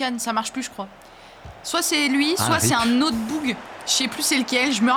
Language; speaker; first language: French; native; French